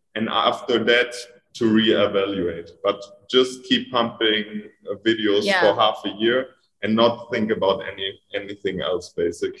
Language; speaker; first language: English; non-native, fluent; German